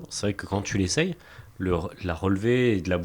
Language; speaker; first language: French; native; French